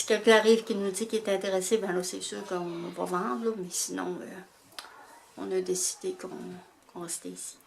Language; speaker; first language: French; native; French